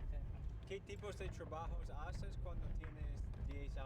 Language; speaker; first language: Spanish; non-native, learner; English